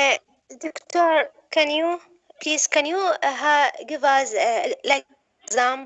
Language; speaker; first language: English; non-native, learner; Arabic